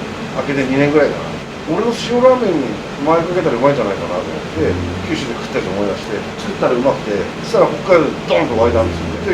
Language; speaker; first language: Japanese; native; Japanese